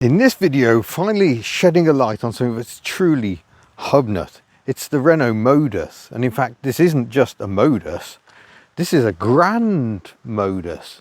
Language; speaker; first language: English; native; English